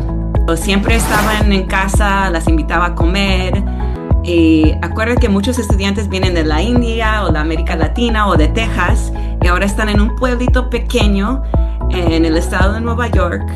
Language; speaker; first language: Spanish; early bilingual, heritage; English